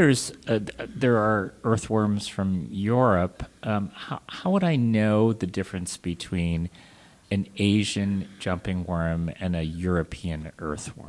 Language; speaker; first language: English; native; English